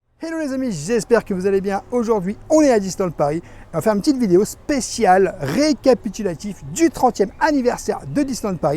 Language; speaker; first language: French; native; French